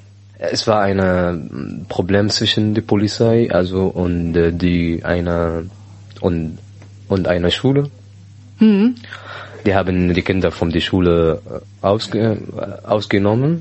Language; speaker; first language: German; non-native, learner; Arabic